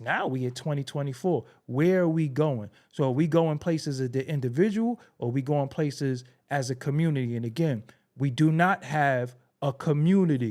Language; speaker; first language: English; native; English